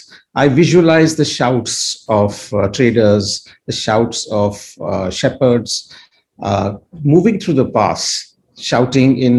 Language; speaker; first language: English; non-native, local second language; Hindi